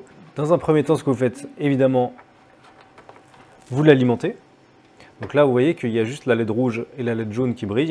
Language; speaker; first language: French; native; French